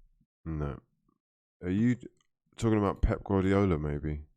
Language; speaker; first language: English; native; English